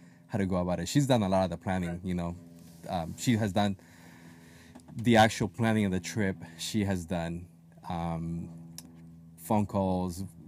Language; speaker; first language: English; non-native, fluent; Spanish